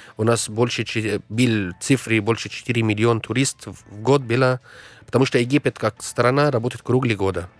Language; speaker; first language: Russian; non-native, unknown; Arabic